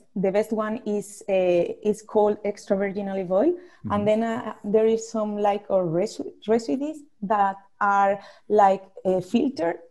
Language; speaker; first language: English; non-native, fluent; Spanish